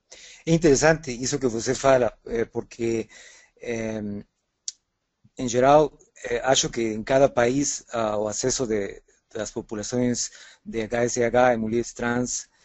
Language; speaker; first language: Portuguese; non-native, fluent; Spanish